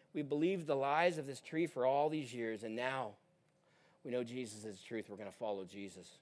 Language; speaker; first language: English; native; English